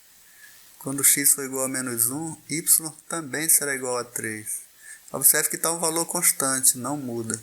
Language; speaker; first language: Portuguese; native; Portuguese